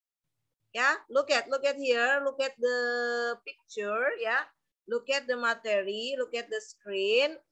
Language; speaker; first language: English; non-native, learner; Indonesian